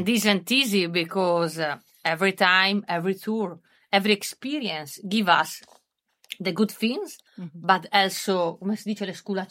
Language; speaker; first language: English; non-native, learner; Italian